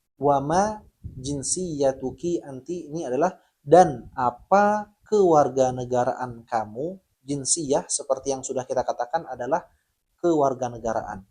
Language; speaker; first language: Indonesian; native; Indonesian